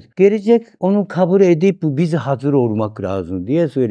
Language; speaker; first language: Turkish; non-native, fluent; Japanese